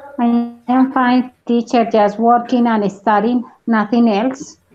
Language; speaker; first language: English; non-native, learner; Spanish